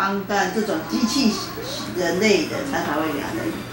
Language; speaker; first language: Chinese; native; Chinese